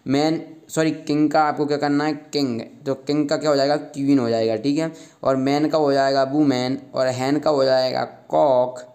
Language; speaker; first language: Hindi; native; Hindi